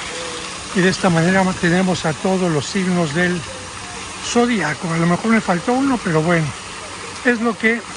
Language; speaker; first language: Spanish; native; Spanish